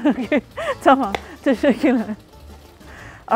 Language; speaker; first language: Turkish; non-native, learner; English